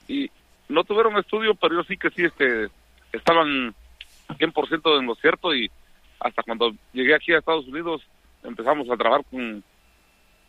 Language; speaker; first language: Spanish; non-native, local second language; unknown